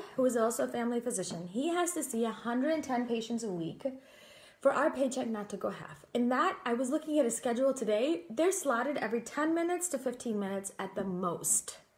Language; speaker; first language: English; native; English